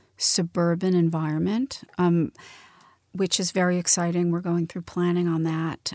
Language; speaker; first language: English; native; English